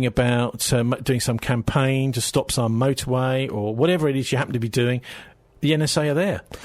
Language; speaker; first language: English; native; English